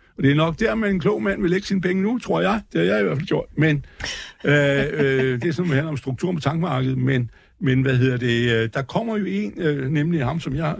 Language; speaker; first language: Danish; native; Danish